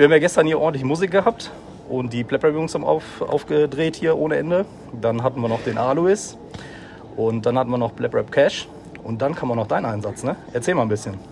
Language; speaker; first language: German; native; German